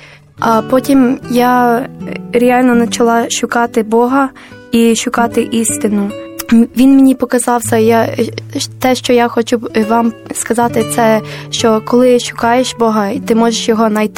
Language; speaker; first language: Ukrainian; non-native, learner; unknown